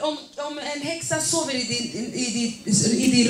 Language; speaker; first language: Swedish; non-native, fluent; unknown